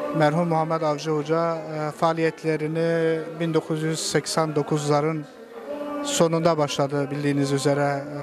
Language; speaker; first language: Turkish; non-native, local second language; Zaza